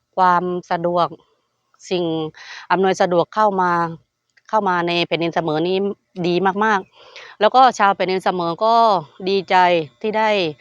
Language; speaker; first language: Thai; native; Thai